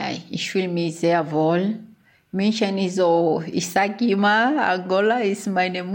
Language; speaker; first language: German; non-native, fluent; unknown